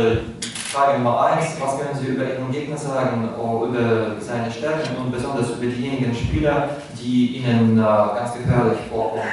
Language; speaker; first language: German; non-native, fluent; Russian